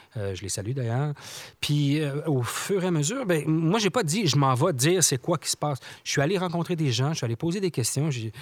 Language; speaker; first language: French; native; French